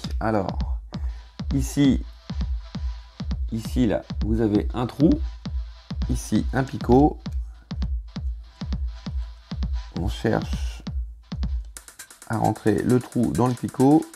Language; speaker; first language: French; native; French